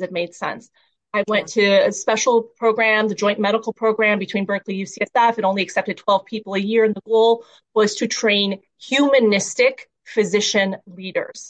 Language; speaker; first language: English; early bilingual, other home language; Persian